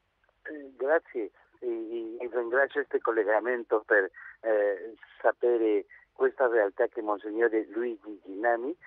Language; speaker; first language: Italian; non-native, fluent; Spanish